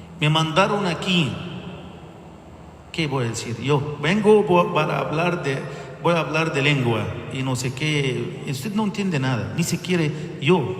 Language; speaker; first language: Spanish; non-native, learner; Arabic